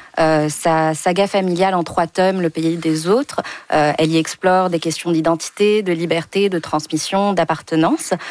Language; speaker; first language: French; native; French